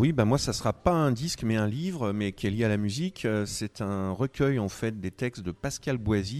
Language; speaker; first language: French; native; French